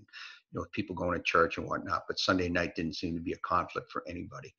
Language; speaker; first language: English; native; English